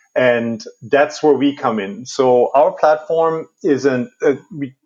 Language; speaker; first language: English; non-native, fluent; German